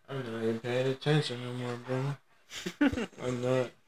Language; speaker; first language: English; native; English